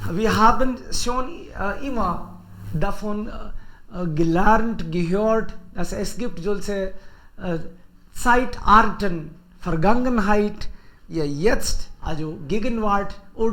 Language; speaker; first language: German; non-native, fluent; Hindi